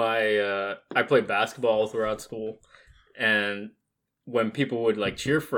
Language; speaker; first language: English; early bilingual, other home language; Spanish